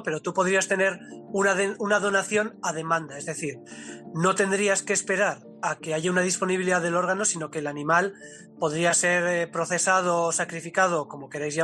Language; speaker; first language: Spanish; native; Spanish